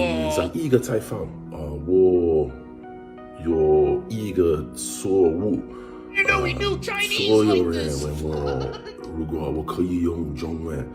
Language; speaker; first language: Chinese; non-native, learner; English